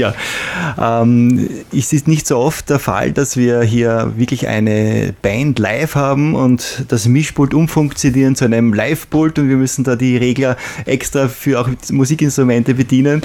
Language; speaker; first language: German; native; German